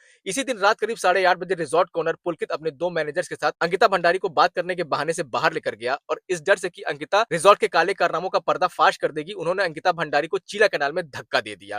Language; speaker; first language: Hindi; native; Hindi